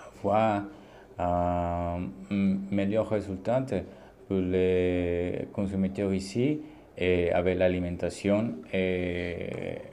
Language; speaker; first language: French; non-native, learner; Spanish